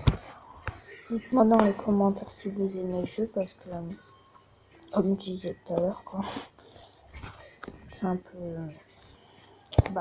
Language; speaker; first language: French; native; French